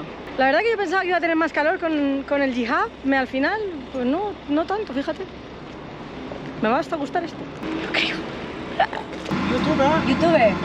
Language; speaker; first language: Spanish; native; Spanish